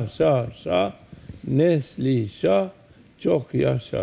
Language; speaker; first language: Turkish; early bilingual, heritage; Turkish